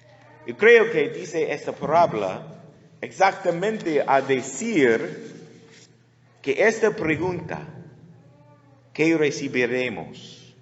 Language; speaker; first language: Spanish; non-native, learner; English